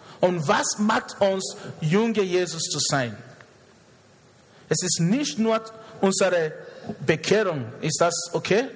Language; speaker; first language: German; non-native, fluent; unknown